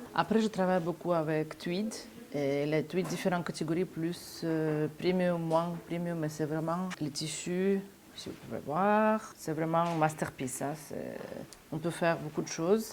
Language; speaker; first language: French; non-native, fluent; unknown